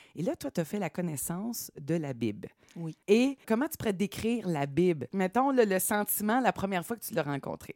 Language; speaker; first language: French; native; French